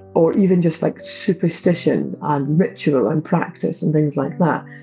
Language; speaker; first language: English; native; English